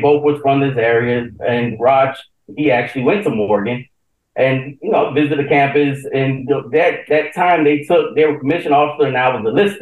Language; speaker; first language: English; native; English